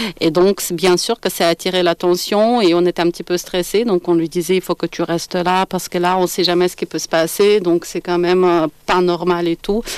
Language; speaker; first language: French; non-native, fluent; Ukrainian